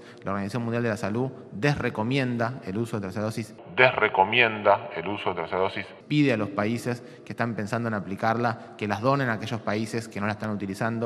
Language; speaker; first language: Spanish; native; Spanish